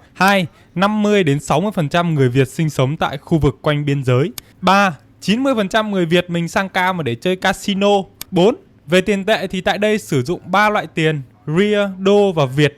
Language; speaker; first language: Vietnamese; native; Vietnamese